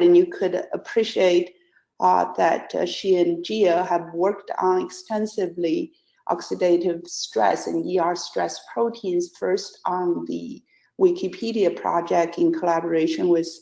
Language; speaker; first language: English; non-native, fluent; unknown